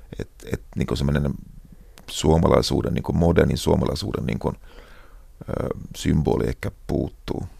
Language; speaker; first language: Finnish; non-native, local second language; Swedish